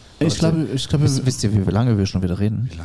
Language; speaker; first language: German; non-native, learner; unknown